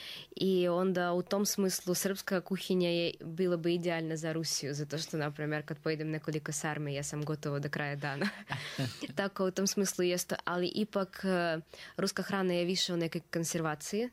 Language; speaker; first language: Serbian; non-native, fluent; Russian